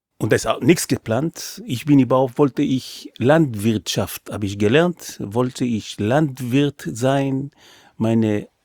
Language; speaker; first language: German; non-native, fluent; Hebrew